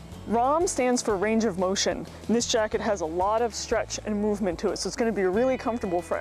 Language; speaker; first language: English; native; English